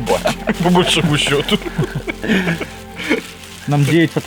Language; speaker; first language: Russian; non-native, local second language; Ukrainian